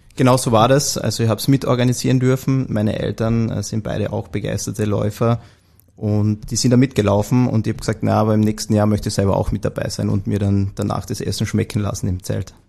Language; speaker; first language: German; native; German